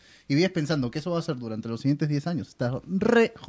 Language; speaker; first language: Spanish; native; Spanish